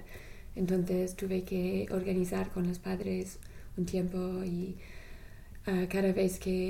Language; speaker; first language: Spanish; non-native, learner; English